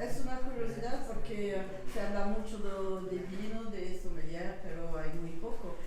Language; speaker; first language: Spanish; non-native, learner; French